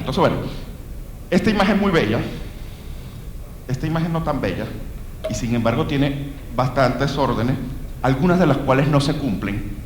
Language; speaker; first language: Spanish; native; Spanish